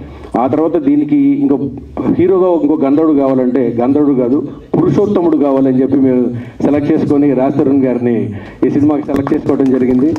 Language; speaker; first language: Telugu; native; Telugu